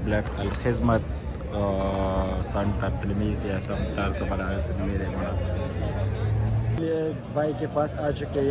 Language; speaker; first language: Hindi; non-native, local second language; Pashto